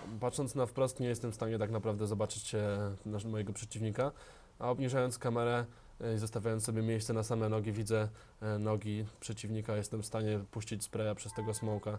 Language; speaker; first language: Polish; native; Polish